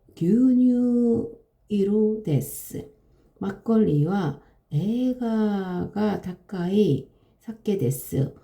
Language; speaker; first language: Japanese; non-native, learner; Korean